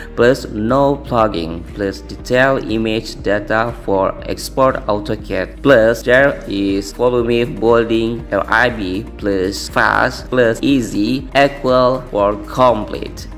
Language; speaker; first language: English; non-native, learner; Indonesian